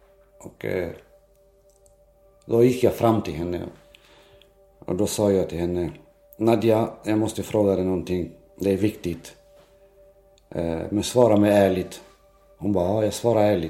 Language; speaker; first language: Swedish; early bilingual, other home language; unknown